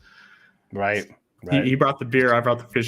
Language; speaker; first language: English; native; English